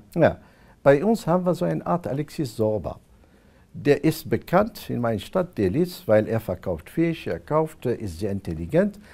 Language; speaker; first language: German; non-native, fluent; Arabic